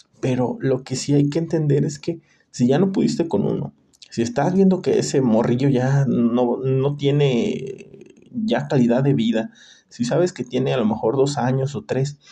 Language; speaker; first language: Spanish; native; Spanish